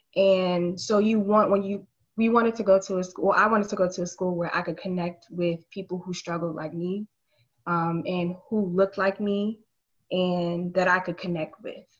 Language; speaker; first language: English; native; English